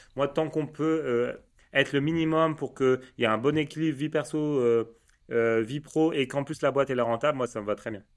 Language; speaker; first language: French; native; French